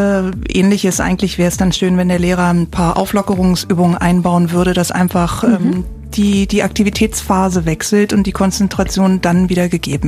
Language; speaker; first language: German; native; German